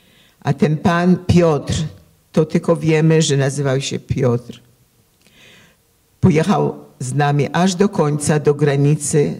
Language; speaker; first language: Polish; early bilingual, heritage; Polish